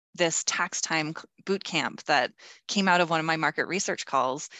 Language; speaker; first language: English; native; English